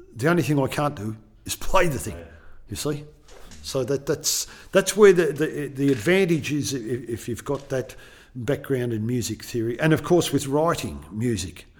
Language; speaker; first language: English; native; English